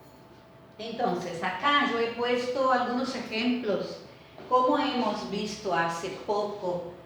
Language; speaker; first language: Spanish; non-native, fluent; Portuguese